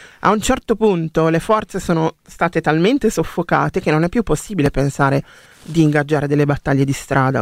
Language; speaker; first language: Italian; native; Italian